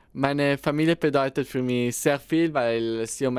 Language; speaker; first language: German; non-native, local second language; Italian